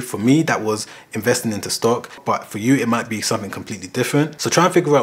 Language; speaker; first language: English; native; English